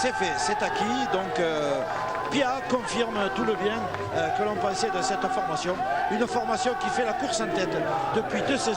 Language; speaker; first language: French; native; French